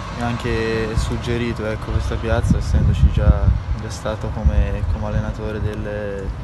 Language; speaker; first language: Italian; native; Italian